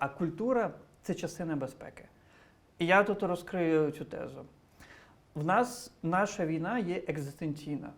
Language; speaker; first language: Ukrainian; non-native, local second language; Crimean Tatar